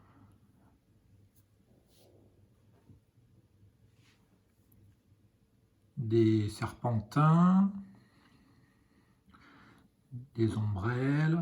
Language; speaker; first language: French; native; French